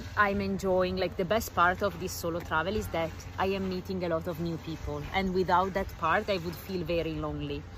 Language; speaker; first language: English; non-native, fluent; Italian